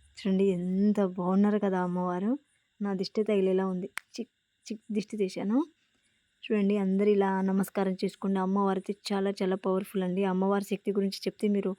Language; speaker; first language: Telugu; native; Telugu